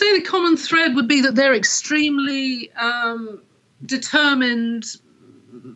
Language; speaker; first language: English; native; English